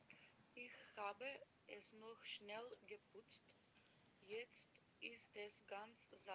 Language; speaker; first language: German; non-native, learner; Macedonian